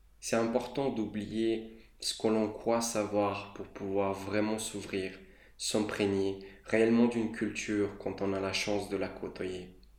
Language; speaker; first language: French; non-native, fluent; Romanian